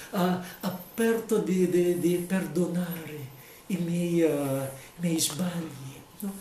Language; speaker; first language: Italian; non-native, fluent; Filipino